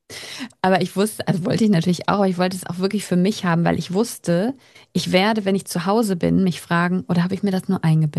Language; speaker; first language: German; native; German